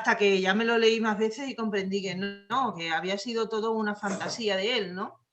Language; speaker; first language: Spanish; native; Spanish